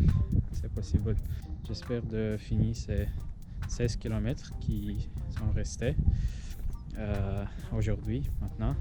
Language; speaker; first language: French; non-native, learner; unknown